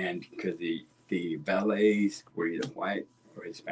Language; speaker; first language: English; native; English